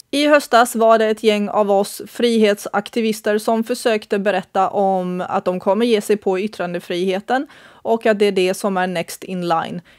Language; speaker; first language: Swedish; early bilingual, other home language; Bosnian